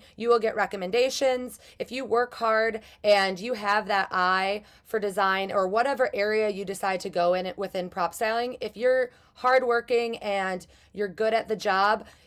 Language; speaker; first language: English; native; English